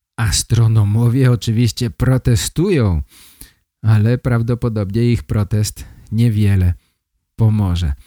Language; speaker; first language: Polish; native; Polish